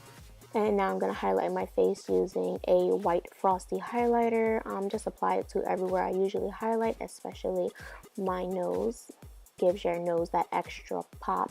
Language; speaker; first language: English; native; English